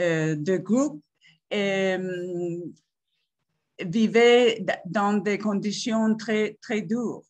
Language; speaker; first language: French; non-native, fluent; Spanish